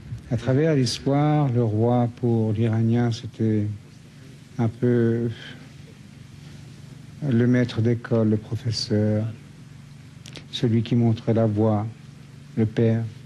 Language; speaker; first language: French; non-native, fluent; Persian